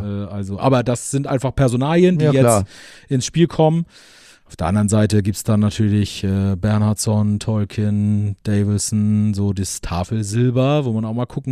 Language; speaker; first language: German; native; German